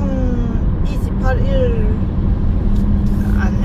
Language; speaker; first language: Korean; non-native, learner; Lao